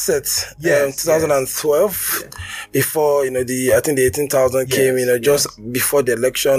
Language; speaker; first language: English; non-native, local second language; Yoruba